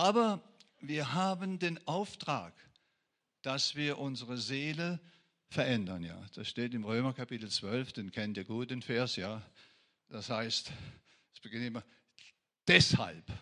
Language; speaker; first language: German; non-native, fluent; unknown